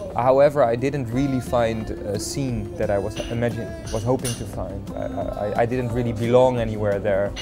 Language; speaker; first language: English; non-native, fluent; Dutch